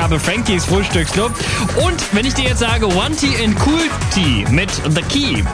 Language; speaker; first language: German; native; German